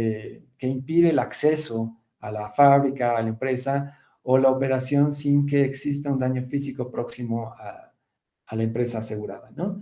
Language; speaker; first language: Spanish; native; Spanish